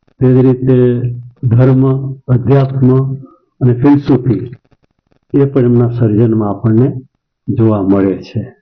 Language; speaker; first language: Gujarati; non-native, local second language; Kachhi